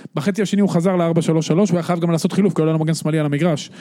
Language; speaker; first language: Hebrew; native; Hebrew